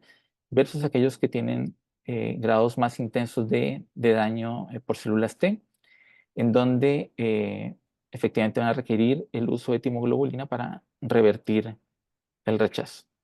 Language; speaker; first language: Spanish; native; Spanish